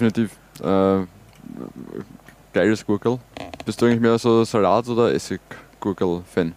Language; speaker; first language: German; native; German